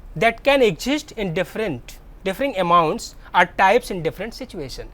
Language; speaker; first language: English; non-native, local second language; Gujarati